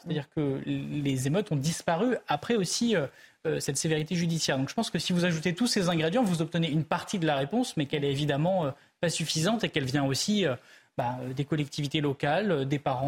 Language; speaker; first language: French; native; French